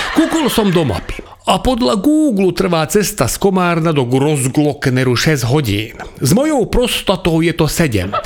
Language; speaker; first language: Slovak; non-native, local second language; Hungarian